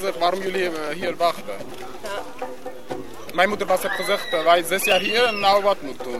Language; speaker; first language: Dutch; non-native, learner; Armenian